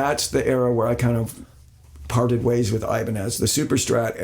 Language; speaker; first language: English; native; English